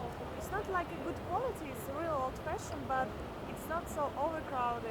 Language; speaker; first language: English; non-native, fluent; Russian